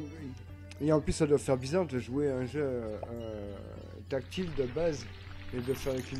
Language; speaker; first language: French; native; French